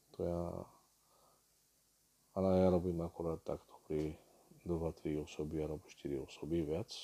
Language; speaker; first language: Slovak; non-native, learner; Arabic